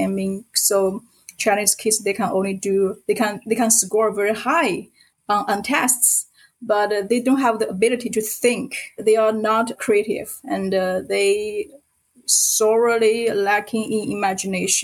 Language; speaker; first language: English; non-native, fluent; Chinese